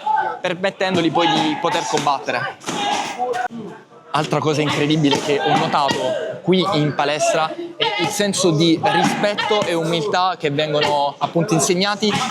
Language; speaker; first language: Italian; native; Italian